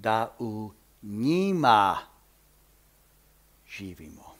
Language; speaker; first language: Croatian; early bilingual, heritage; Croatian